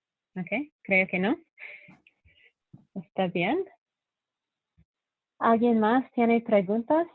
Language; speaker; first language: Spanish; non-native, fluent; English